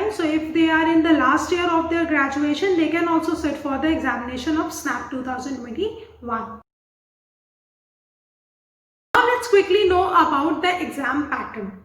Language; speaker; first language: English; non-native, local second language; Hindi